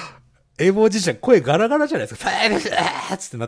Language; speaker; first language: Japanese; native; Japanese